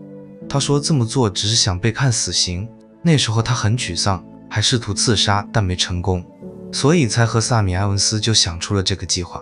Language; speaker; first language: Chinese; native; Chinese